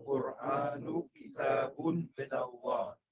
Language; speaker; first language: Arabic; non-native, learner; English